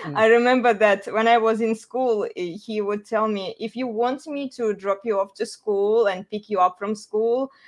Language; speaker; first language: English; non-native, fluent; Russian